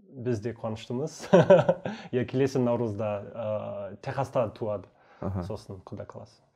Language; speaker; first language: Kazakh; non-native, learner; English